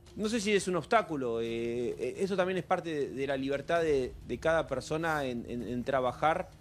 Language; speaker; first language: Spanish; native; Spanish